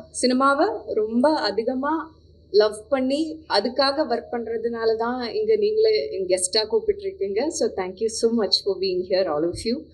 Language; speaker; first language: Tamil; non-native, fluent; Malayalam